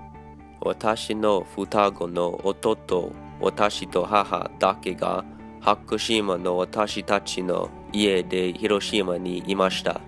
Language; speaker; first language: Japanese; non-native, learner; English